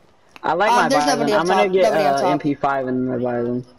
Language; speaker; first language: English; native; English